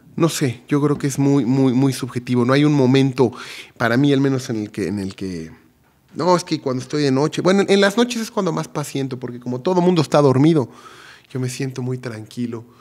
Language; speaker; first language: Spanish; native; Spanish